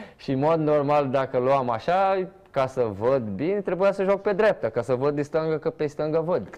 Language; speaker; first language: Romanian; non-native, fluent; Portuguese